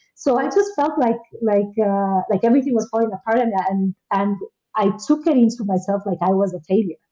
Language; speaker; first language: English; non-native, fluent; Spanish